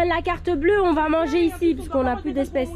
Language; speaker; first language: French; native; French